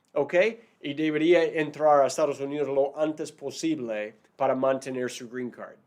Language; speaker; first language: Spanish; non-native, fluent; English